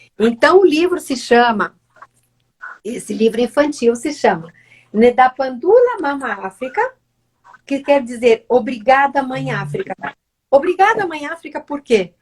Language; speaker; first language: Portuguese; native; Portuguese